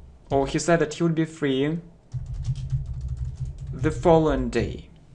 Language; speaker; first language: English; non-native, fluent; Russian